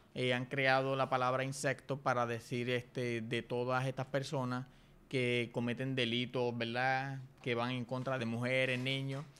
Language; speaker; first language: Spanish; native; Spanish